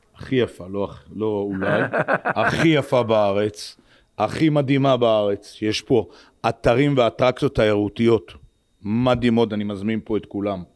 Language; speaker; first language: Hebrew; native; Hebrew